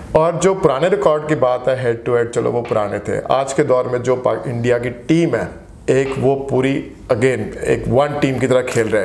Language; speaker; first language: Hindi; non-native, local second language; Punjabi